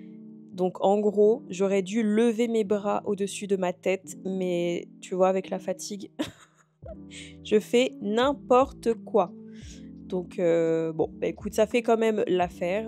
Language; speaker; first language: French; native; French